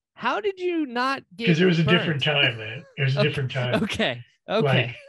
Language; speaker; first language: English; native; English